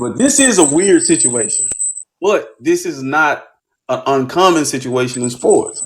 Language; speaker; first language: English; native; English